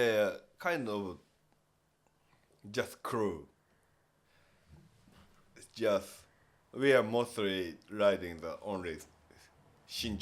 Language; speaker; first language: English; non-native, learner; Japanese